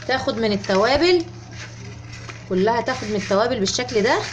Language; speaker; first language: Arabic; native; Arabic